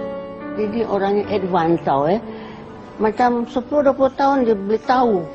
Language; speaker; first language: Malay; native; Malay